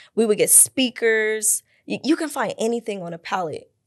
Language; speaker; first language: English; native; English